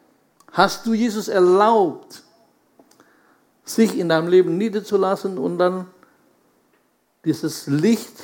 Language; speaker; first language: German; non-native, fluent; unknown